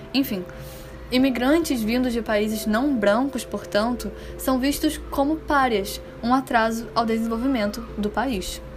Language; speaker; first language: Portuguese; early bilingual, other home language; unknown